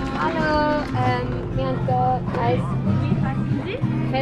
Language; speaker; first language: Indonesian; early bilingual, heritage; Indonesian